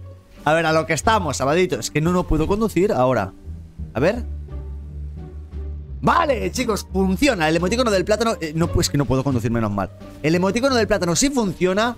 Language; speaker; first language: Spanish; native; Spanish